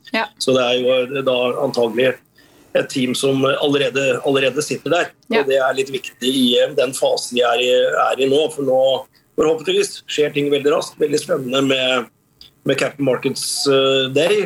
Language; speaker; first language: Norwegian; native; Norwegian